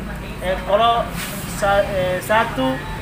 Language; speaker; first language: Indonesian; non-native, fluent; Somali